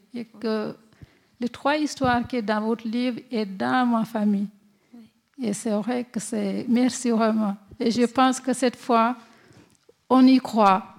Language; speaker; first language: French; non-native, local second language; Fula